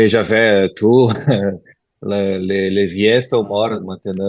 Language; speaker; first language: French; non-native, learner; Portuguese